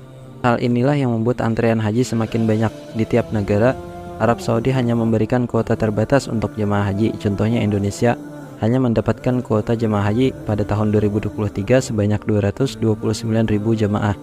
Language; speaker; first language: Indonesian; native; Indonesian